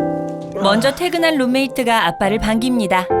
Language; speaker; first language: Korean; native; Korean